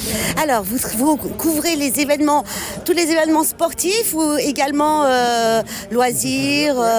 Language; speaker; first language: French; native; French